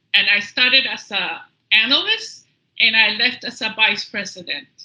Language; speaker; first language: English; early bilingual, other home language; Spanish